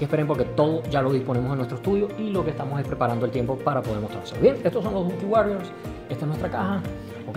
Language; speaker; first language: Spanish; native; Spanish